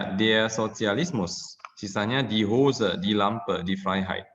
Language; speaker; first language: German; non-native, fluent; Indonesian